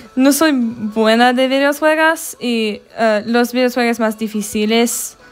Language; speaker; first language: Spanish; non-native, learner; English